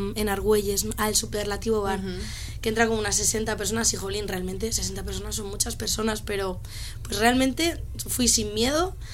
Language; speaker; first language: Spanish; native; Spanish